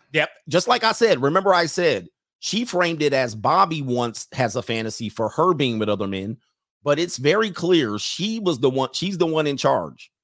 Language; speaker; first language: English; native; English